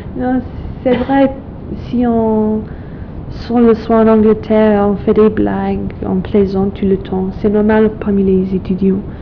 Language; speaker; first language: French; non-native, fluent; English